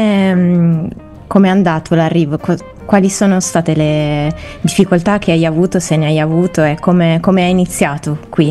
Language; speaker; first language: Italian; native; Italian